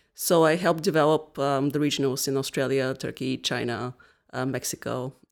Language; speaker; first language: English; non-native, fluent; Bulgarian